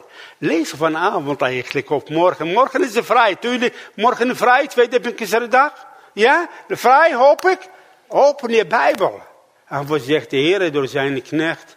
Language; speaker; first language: Dutch; non-native, fluent; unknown